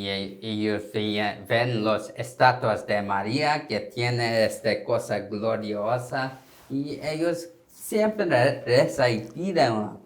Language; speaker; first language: Spanish; non-native, learner; Korean